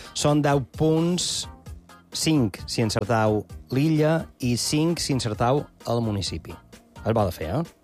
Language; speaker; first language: Catalan; native; Catalan